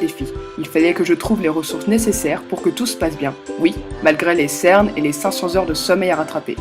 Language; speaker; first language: French; native; French